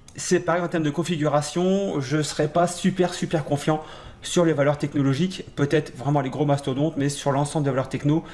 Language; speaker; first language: French; native; French